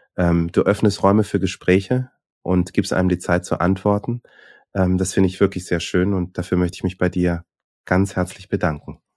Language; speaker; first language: German; early bilingual, other home language; Swahili